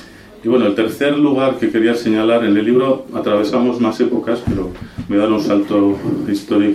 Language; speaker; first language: Spanish; native; Spanish